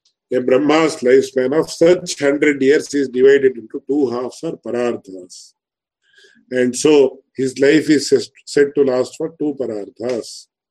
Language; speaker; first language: English; non-native, local second language; Tamil